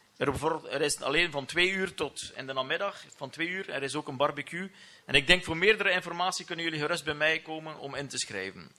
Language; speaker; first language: Dutch; native; Dutch